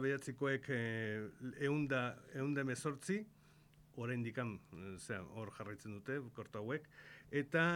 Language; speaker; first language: Basque; non-native, local second language; Spanish